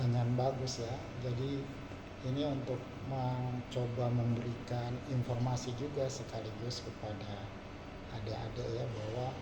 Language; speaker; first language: Indonesian; native; Indonesian